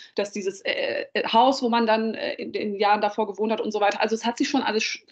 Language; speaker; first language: German; early bilingual, other home language; Dutch